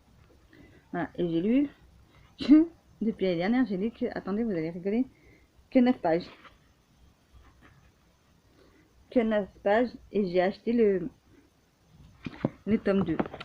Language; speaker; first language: French; native; French